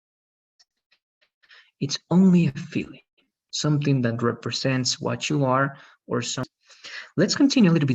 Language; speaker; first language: English; non-native, fluent; Spanish